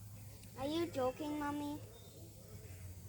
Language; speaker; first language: English; early bilingual, other home language; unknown